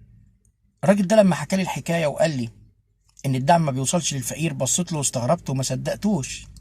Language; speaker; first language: Arabic; native; Arabic